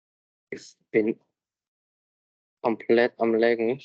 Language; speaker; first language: German; native; German